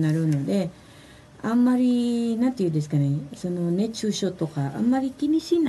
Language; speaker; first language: Japanese; non-native, fluent; Filipino